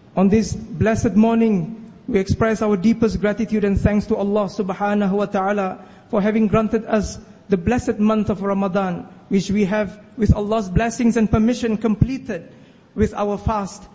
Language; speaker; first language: English; non-native, local second language; Malay